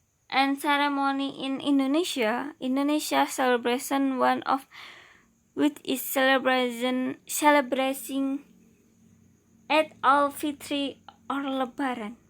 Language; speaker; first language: English; non-native, learner; Indonesian